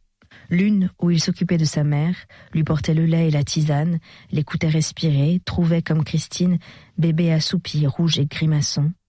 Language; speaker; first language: French; native; French